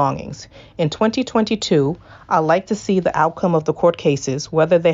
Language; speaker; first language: English; native; English